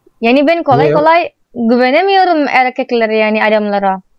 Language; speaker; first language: Turkish; non-native, learner; Indonesian